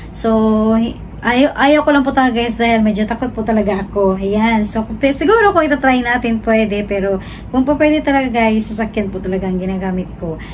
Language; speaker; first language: Filipino; native; Filipino